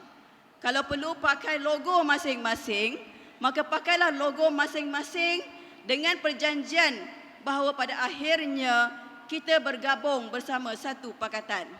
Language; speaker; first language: Malay; native; Malay